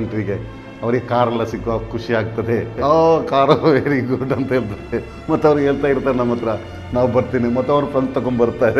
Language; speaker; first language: Kannada; non-native, local second language; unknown